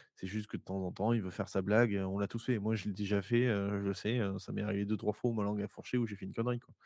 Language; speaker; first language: French; native; French